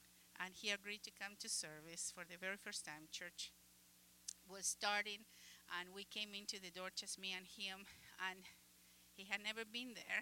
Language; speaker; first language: English; non-native, fluent; Spanish